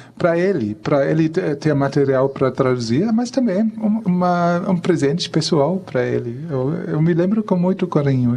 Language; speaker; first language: Portuguese; non-native, fluent; German